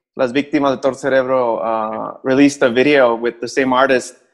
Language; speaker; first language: English; native; English